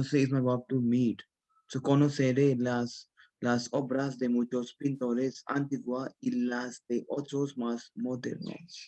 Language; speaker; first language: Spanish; non-native, fluent; Hindi